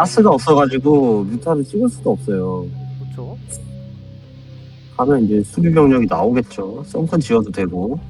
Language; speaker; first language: Korean; native; Korean